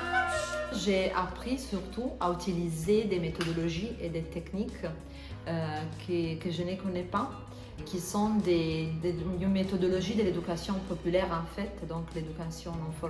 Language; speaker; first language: French; non-native, learner; Italian